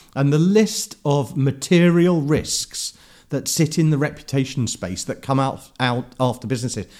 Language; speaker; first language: English; native; English